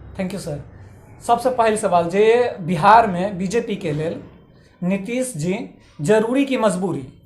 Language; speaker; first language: Maithili; native; Maithili